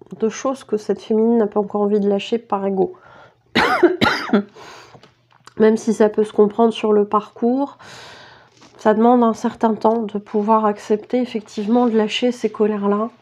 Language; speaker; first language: French; native; French